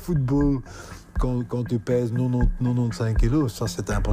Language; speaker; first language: French; non-native, local second language; Dutch